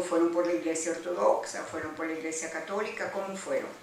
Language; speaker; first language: Spanish; early bilingual, other home language; Greek